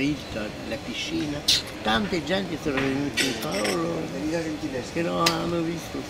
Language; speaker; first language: Italian; non-native, learner; French